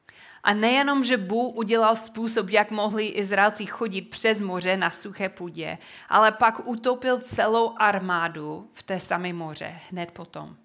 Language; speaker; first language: Czech; non-native, fluent; English